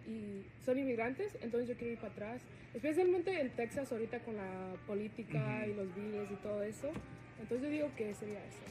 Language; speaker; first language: Spanish; early bilingual, heritage; Spanish